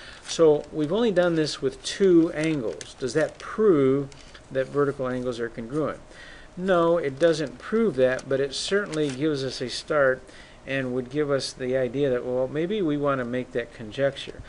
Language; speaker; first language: English; native; English